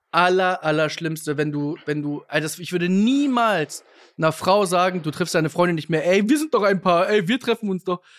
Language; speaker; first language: German; native; German